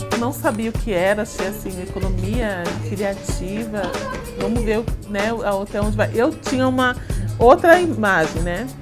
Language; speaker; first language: Portuguese; native; Portuguese